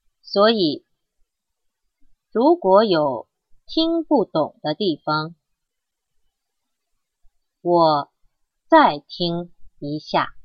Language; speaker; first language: Chinese; non-native, learner; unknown